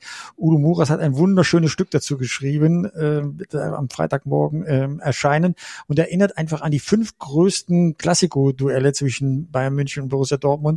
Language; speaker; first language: German; native; German